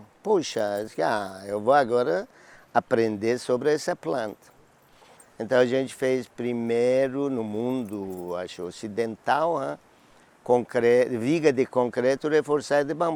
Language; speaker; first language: Portuguese; non-native, learner; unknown